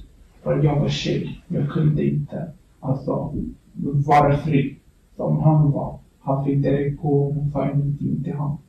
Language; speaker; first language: Swedish; early bilingual, other home language; Kurdish